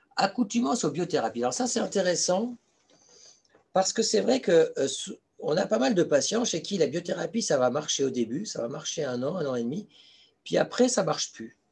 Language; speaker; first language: French; native; French